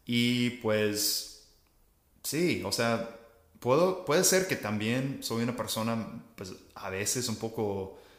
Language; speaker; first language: Spanish; non-native, fluent; English